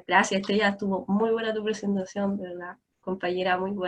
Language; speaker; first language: Spanish; native; Spanish